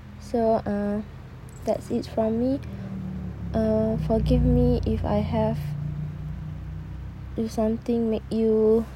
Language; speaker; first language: English; non-native, learner; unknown